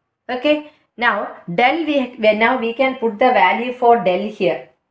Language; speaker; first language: English; non-native, local second language; Malayalam